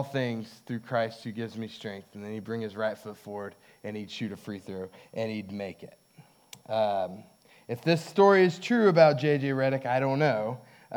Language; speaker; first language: English; native; English